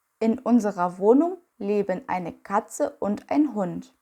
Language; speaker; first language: German; non-native, fluent; Ukrainian